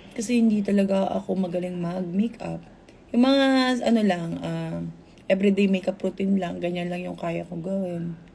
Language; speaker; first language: Filipino; native; Filipino